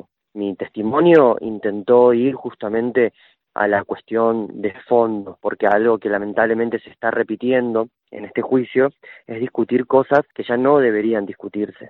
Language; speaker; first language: Spanish; native; Spanish